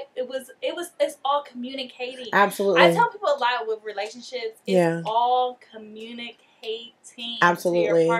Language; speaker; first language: English; native; English